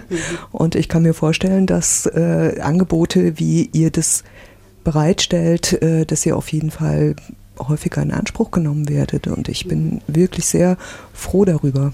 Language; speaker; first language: German; native; German